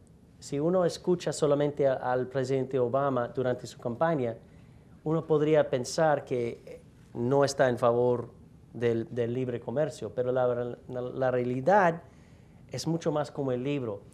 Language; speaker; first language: Spanish; non-native, fluent; English